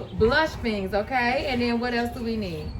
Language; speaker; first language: English; native; English